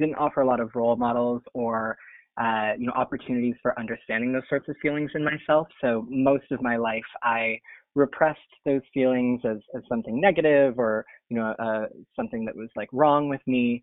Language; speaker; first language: English; native; English